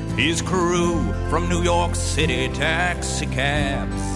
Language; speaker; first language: English; native; English